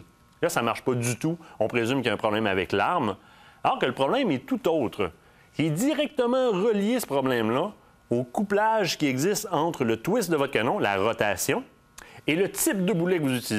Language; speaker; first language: French; native; French